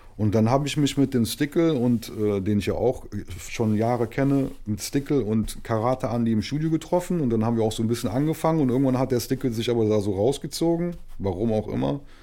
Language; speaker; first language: German; native; German